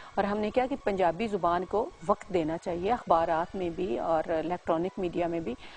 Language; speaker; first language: Urdu; non-native, local second language; Punjabi